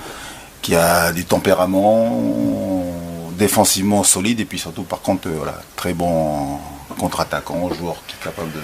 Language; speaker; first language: French; native; French